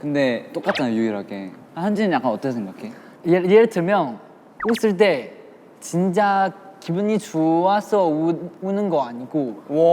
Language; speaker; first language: Korean; non-native, learner; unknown